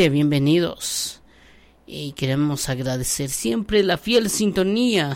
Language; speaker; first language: Spanish; native; Spanish